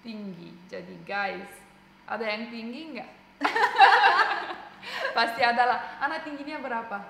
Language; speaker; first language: Indonesian; non-native, fluent; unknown